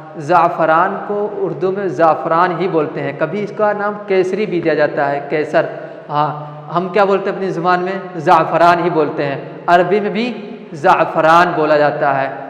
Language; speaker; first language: Urdu; non-native, local second language; Malayalam